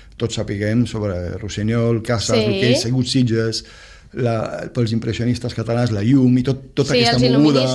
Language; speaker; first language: Catalan; non-native, fluent; Romanian